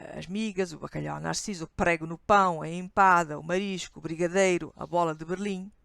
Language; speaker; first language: Portuguese; native; Portuguese